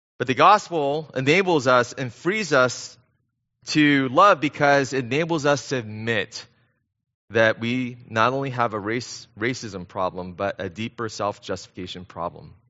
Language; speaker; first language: English; early bilingual, other home language; Korean